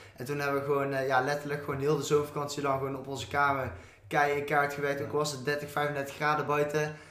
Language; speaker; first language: Dutch; native; Dutch